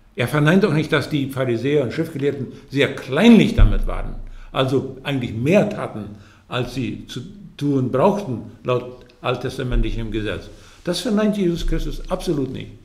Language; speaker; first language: German; early bilingual, heritage; German